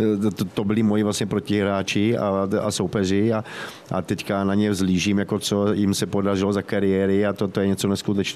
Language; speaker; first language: Czech; native; Czech